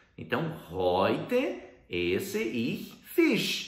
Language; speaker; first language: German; non-native, fluent; Portuguese